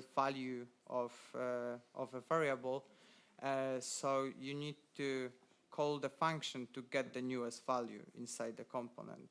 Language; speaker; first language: English; non-native, fluent; Polish